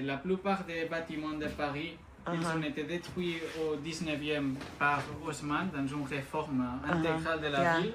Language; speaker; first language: French; non-native, fluent; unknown